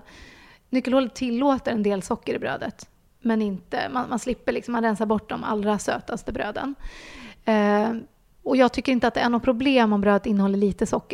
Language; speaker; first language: Swedish; native; Swedish